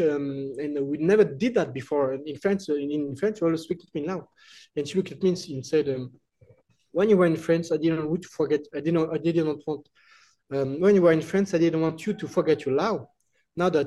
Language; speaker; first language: English; non-native, fluent; French